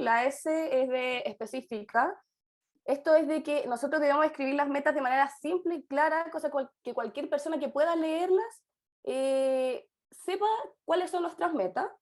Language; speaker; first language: Spanish; native; Spanish